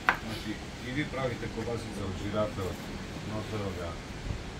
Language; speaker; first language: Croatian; non-native, learner; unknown